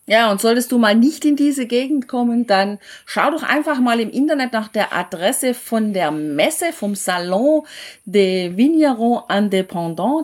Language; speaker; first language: German; native; German